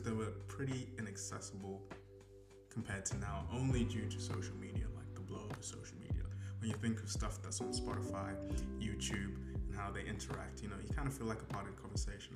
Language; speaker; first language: English; native; English